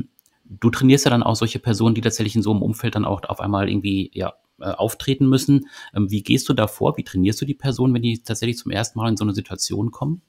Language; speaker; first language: German; native; German